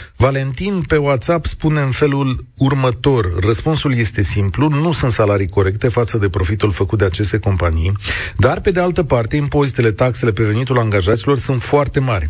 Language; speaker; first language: Romanian; native; Romanian